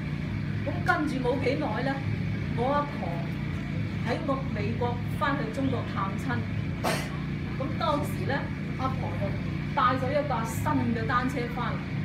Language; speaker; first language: Cantonese; native; Cantonese